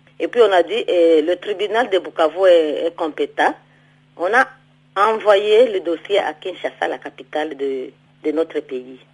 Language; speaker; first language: French; non-native, local second language; Swahili